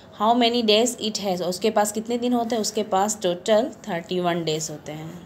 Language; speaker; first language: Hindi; non-native, local second language; Gujarati